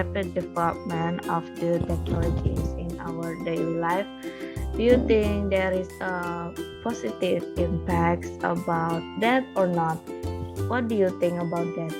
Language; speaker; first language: English; non-native, learner; Indonesian